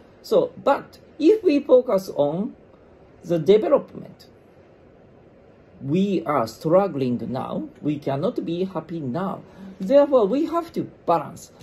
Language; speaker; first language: English; non-native, fluent; Japanese